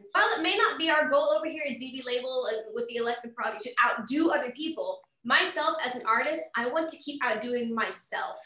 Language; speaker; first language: English; native; English